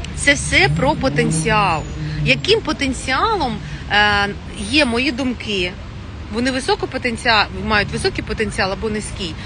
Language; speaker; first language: Ukrainian; non-native, local second language; Russian